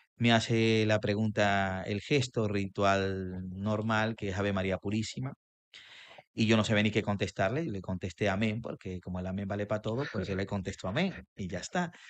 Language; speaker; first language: Spanish; native; Spanish